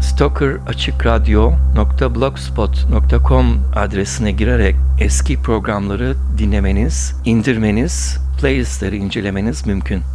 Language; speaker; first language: Turkish; native; Turkish